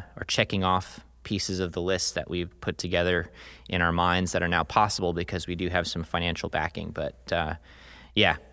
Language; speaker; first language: English; native; English